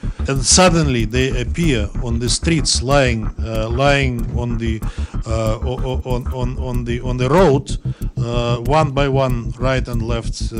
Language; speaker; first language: English; non-native, fluent; Russian